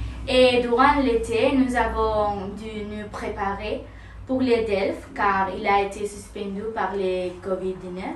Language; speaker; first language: French; non-native, learner; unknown